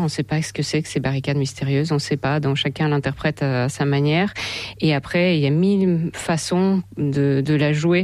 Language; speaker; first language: French; non-native, fluent; Russian